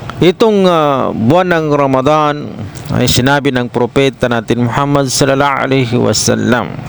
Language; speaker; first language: Filipino; non-native, local second language; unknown